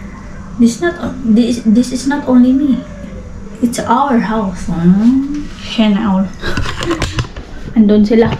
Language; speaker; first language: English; non-native, local second language; Filipino